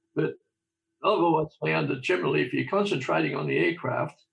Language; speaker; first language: English; native; English